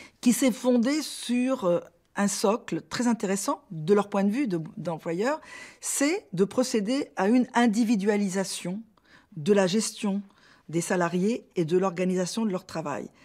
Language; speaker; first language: French; native; French